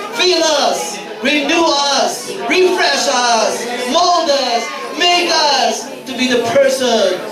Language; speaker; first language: English; non-native, local second language; Filipino